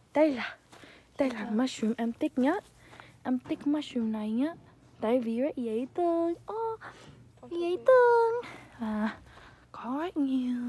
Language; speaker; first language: Vietnamese; non-native, learner; English